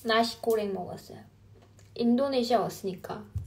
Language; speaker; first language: Korean; non-native, fluent; Chinese